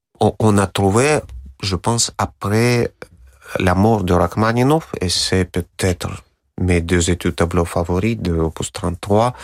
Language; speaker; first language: French; non-native, learner; Russian